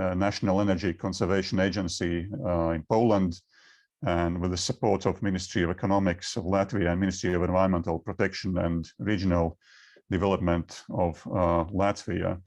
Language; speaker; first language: English; non-native, fluent; Latvian